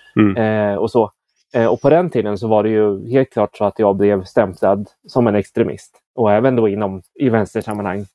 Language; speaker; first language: Swedish; native; Swedish